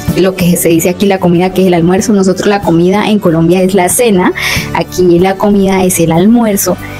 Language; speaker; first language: Spanish; native; Spanish